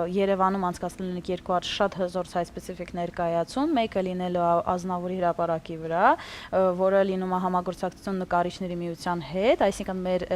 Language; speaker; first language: Armenian; early bilingual, heritage; Armenian